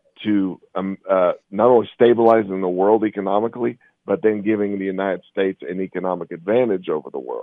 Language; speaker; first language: English; native; English